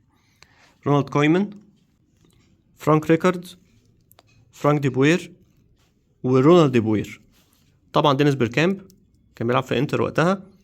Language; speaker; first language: Arabic; native; Arabic